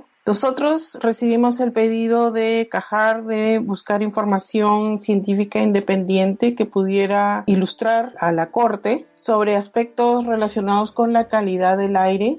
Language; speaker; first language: Spanish; native; Spanish